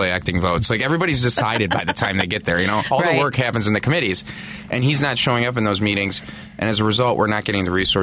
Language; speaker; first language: English; native; English